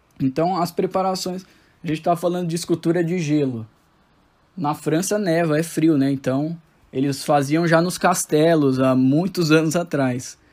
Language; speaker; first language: Portuguese; native; Portuguese